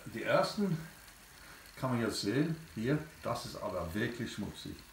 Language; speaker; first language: German; non-native, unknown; English